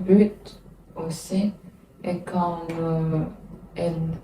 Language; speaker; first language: French; non-native, learner; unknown